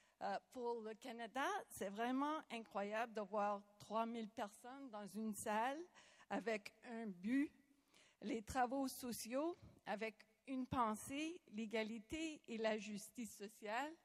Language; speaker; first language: French; non-native, local second language; English